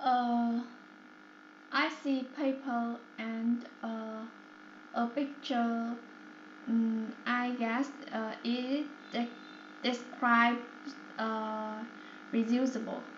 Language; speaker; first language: English; non-native, learner; Vietnamese